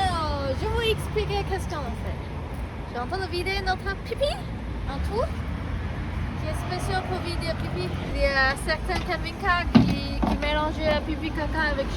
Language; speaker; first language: French; non-native, learner; Chinese